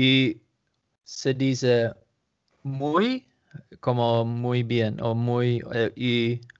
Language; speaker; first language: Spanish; non-native, learner; Swedish